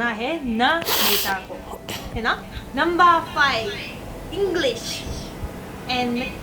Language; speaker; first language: Hindi; non-native, fluent; Japanese